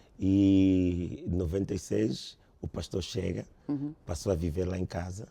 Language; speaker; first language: Portuguese; native; Portuguese